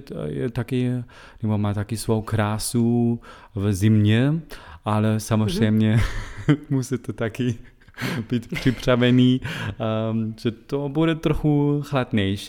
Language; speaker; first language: Czech; non-native, fluent; German